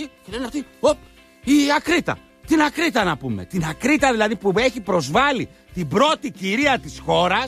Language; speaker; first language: Greek; native; Greek